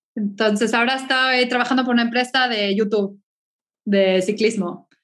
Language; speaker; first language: Spanish; native; Spanish